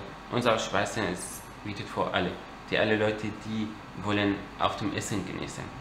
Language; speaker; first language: German; non-native, learner; Arabic